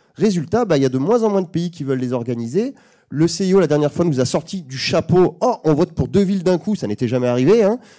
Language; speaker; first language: French; native; French